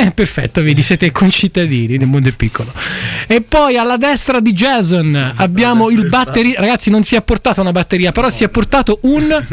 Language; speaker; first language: Italian; native; Italian